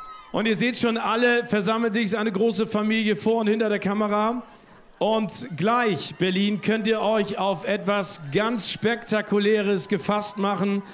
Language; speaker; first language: German; native; German